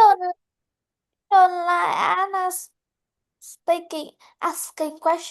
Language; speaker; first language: English; non-native, learner; Vietnamese